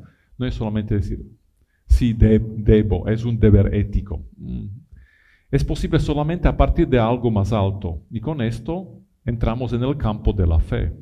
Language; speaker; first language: Spanish; non-native, fluent; Italian